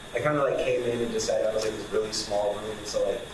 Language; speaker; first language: English; native; English